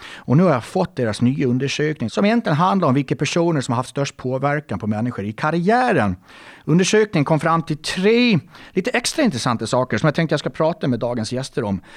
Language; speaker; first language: Swedish; native; Swedish